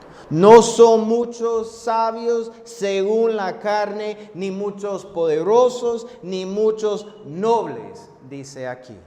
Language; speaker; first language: Spanish; non-native, fluent; English